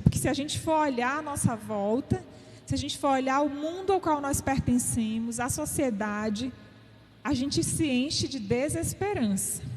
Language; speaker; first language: Portuguese; native; Portuguese